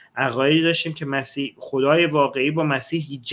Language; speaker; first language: Persian; native; Persian